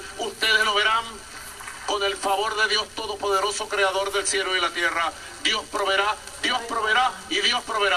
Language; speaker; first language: Spanish; native; Spanish